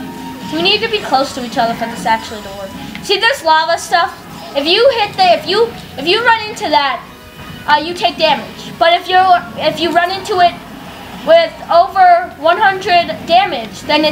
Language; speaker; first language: English; native; English